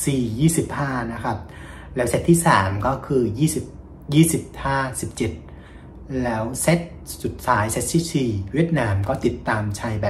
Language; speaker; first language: Thai; non-native, fluent; Vietnamese